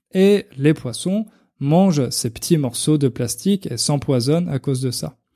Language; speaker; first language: French; native; French